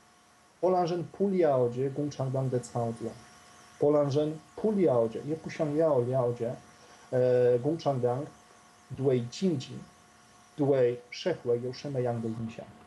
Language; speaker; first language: Chinese; non-native, fluent; Polish